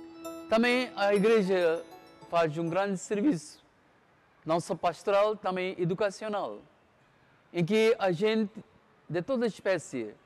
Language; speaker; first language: Portuguese; non-native, local second language; Konkani